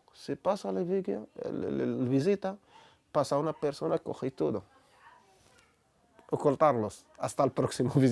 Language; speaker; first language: Spanish; non-native, learner; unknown